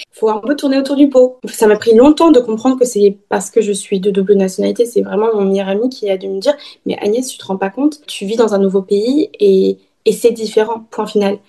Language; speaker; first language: French; early bilingual, heritage; French